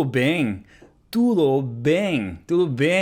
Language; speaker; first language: Portuguese; non-native, learner; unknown